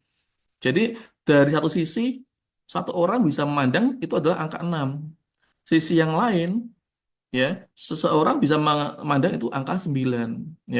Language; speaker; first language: Indonesian; native; Indonesian